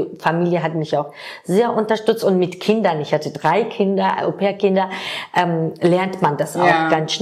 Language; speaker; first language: German; non-native, fluent; Georgian